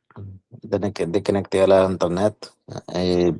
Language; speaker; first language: French; non-native, learner; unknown